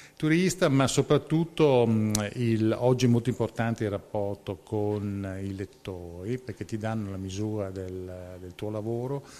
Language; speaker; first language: Italian; native; Italian